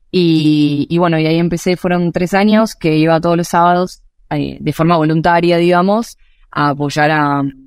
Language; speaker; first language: Spanish; native; Spanish